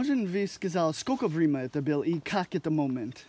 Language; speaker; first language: Russian; non-native, learner; English